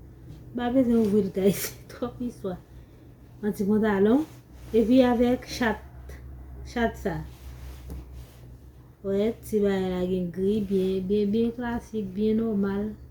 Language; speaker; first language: French; non-native, learner; Haitian Creole